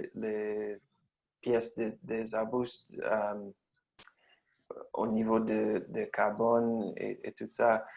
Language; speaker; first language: French; non-native, learner; English